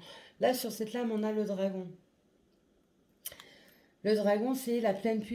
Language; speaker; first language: French; native; French